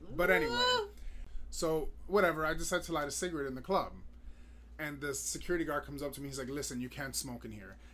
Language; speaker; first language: English; native; English